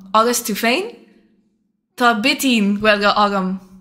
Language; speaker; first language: Irish; non-native, learner; English